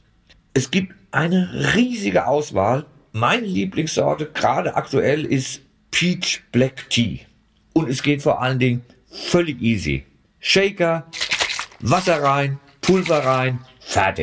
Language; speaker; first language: German; native; German